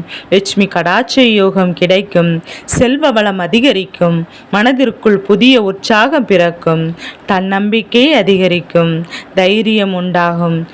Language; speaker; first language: Tamil; native; Tamil